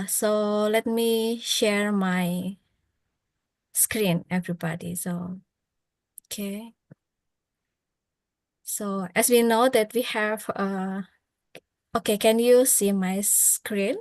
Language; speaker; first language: English; non-native, fluent; Indonesian